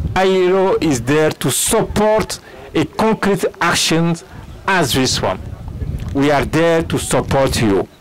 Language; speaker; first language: English; non-native, fluent; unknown